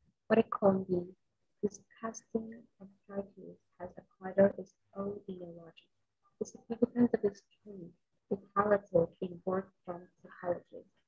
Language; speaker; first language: English; non-native, fluent; Vietnamese